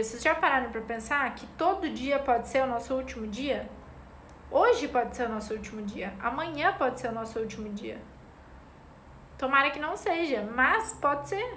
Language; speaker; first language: Portuguese; native; Portuguese